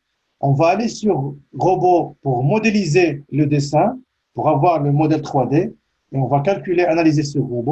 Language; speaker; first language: French; native; French